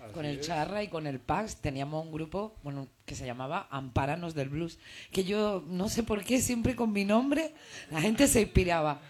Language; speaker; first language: Spanish; native; Spanish